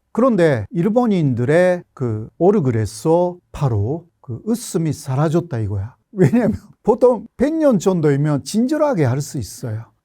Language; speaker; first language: Korean; non-native, fluent; Japanese